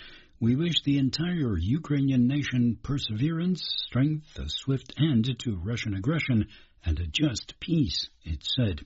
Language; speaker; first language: English; non-native, fluent; Polish